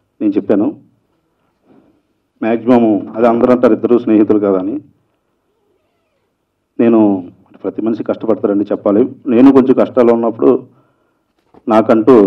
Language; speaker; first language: Telugu; native; Telugu